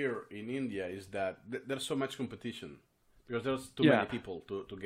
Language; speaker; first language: English; non-native, fluent; Spanish